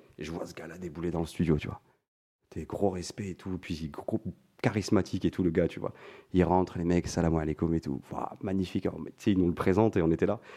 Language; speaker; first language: French; non-native, local second language; Arabic